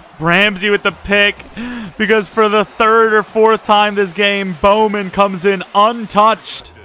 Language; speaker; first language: English; native; English